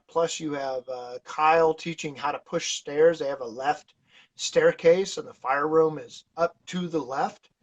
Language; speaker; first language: English; native; English